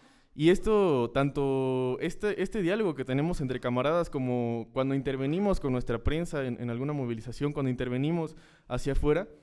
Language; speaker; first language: Spanish; native; Spanish